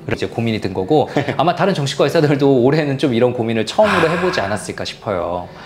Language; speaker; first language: Korean; native; Korean